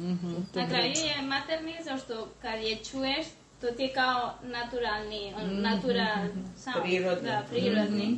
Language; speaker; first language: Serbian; early bilingual, heritage; Spanish